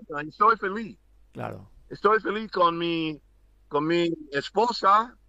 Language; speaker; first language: Spanish; non-native, learner; English